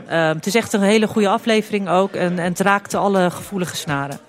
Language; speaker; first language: Dutch; early bilingual, other home language; Turkish